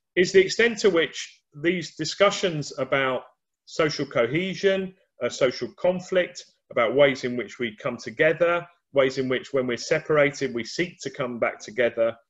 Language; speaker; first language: English; native; English